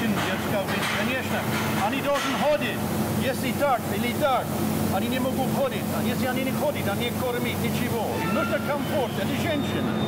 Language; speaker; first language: Russian; non-native, fluent; English